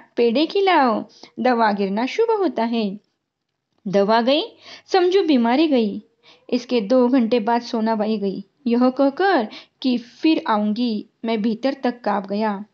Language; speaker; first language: Hindi; non-native, local second language; Marathi